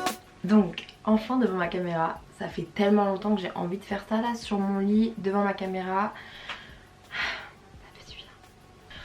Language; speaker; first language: French; native; French